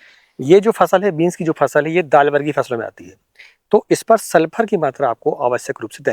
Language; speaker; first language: Hindi; native; Hindi